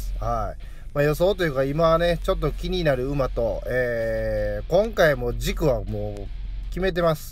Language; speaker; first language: Japanese; native; Japanese